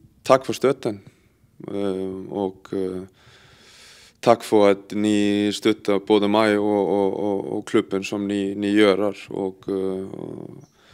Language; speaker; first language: Swedish; non-native, fluent; Icelandic